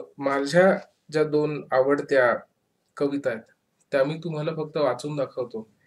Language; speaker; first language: Marathi; native; Marathi